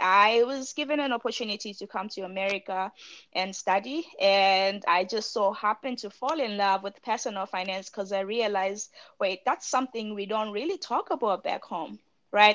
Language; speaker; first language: English; non-native, local second language; Shona